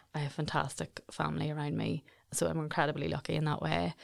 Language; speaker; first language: English; native; English